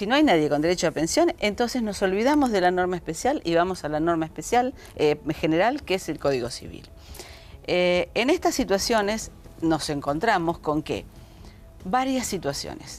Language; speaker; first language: Spanish; native; Spanish